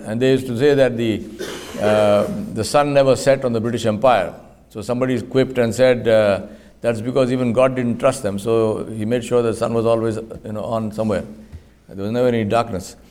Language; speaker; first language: English; non-native, local second language; Urdu